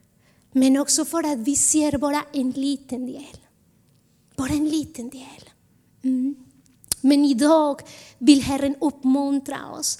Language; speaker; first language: Swedish; non-native, fluent; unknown